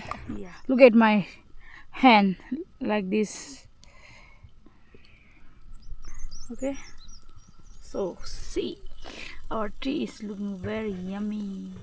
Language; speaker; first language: English; non-native, learner; Tibetan